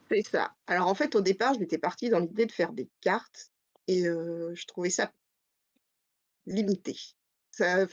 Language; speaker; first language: French; native; French